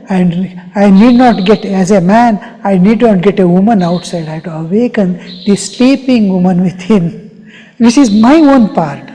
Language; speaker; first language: English; non-native, local second language; Kannada